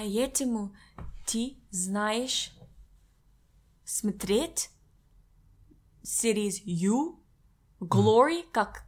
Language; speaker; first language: Russian; non-native, learner; English